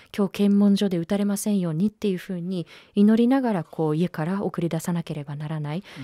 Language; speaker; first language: Japanese; native; Japanese